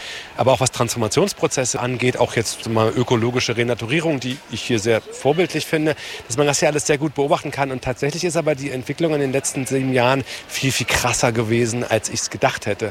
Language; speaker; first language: German; native; German